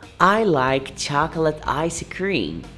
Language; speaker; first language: English; non-native, fluent; Portuguese